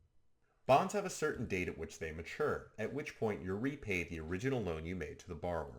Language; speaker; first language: English; native; English